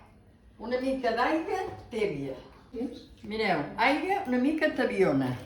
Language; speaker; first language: Catalan; native; Catalan